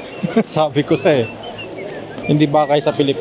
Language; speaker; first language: Filipino; non-native, learner; Korean